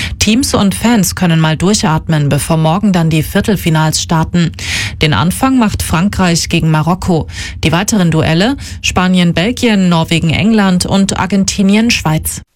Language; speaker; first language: German; native; German